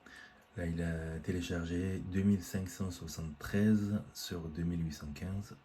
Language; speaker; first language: French; native; French